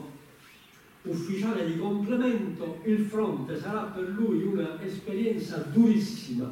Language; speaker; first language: Italian; native; Italian